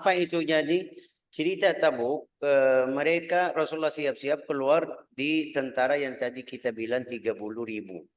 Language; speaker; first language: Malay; non-native, fluent; Arabic